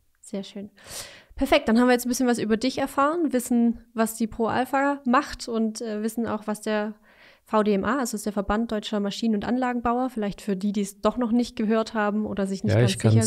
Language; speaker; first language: German; native; German